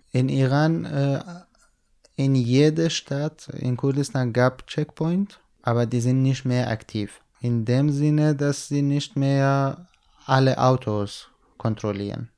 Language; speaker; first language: German; non-native, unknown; Central Kurdish